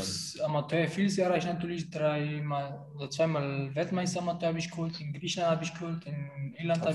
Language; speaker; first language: German; non-native, fluent; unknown